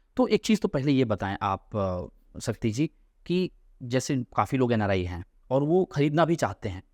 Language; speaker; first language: Hindi; native; Hindi